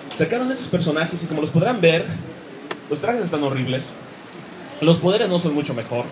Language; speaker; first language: Spanish; native; Spanish